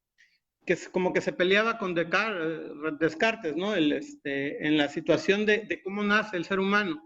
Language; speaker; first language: Spanish; native; Spanish